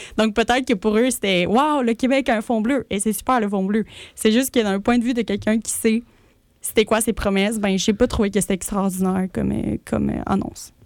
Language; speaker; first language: French; early bilingual, other home language; Spanish